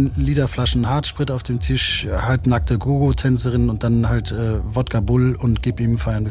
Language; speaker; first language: German; native; German